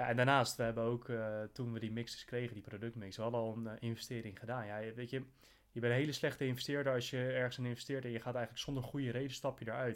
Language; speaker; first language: Dutch; native; Dutch